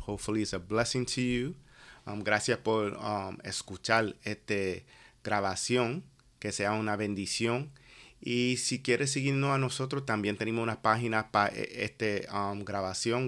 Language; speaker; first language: Spanish; non-native, learner; English